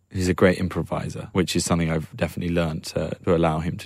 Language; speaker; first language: English; native; English